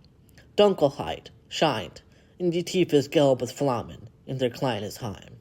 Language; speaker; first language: German; non-native, learner; English